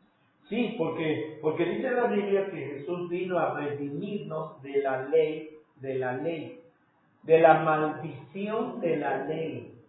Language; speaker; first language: Spanish; native; Spanish